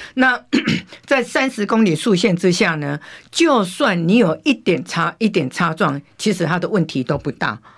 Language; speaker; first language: Chinese; native; Chinese